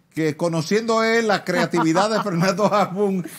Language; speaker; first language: Spanish; native; Spanish